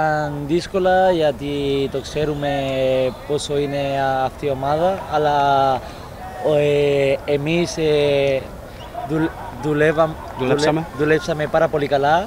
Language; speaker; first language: Greek; non-native, learner; Spanish